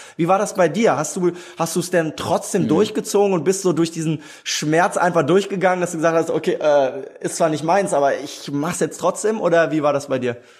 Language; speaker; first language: German; native; German